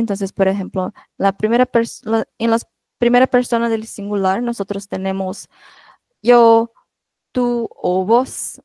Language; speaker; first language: Spanish; non-native, fluent; Portuguese